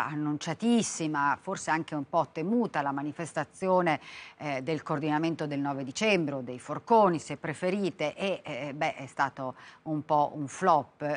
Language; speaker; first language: Italian; native; Italian